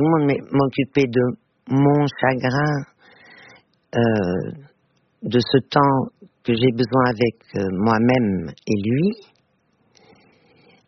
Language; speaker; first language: French; non-native, fluent; Portuguese